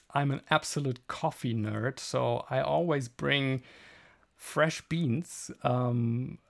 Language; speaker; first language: English; non-native, fluent; German